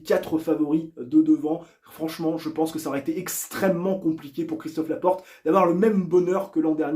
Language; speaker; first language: French; native; French